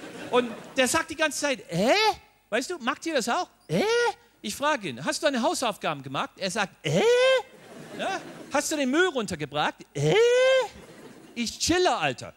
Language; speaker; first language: German; non-native, fluent; English